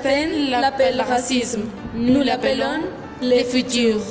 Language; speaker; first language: French; non-native, learner; Spanish